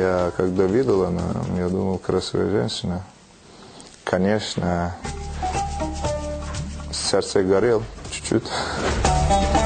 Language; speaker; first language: Russian; non-native, learner; Turkish